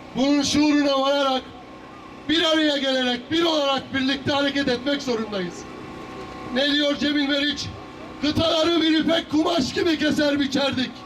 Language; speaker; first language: Turkish; native; Turkish